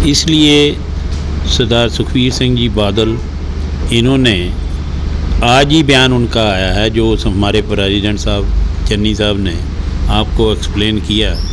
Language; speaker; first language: Hindi; non-native, local second language; Punjabi